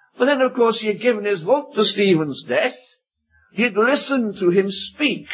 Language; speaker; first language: English; native; English